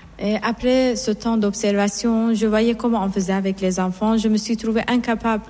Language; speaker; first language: French; non-native, fluent; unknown